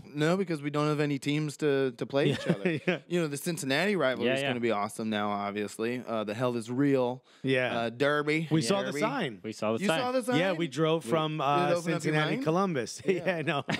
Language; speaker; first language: English; native; English